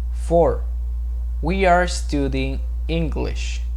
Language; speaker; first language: English; non-native, learner; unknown